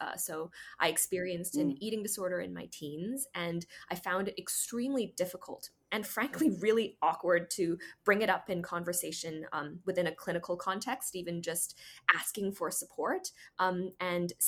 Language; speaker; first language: English; native; English